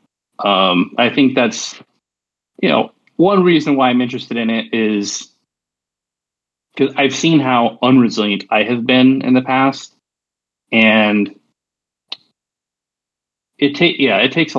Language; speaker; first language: English; native; English